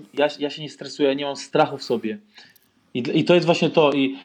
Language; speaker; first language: Polish; early bilingual, heritage; Polish